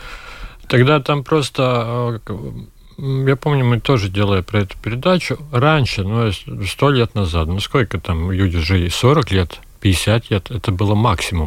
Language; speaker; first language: Russian; non-native, local second language; Latvian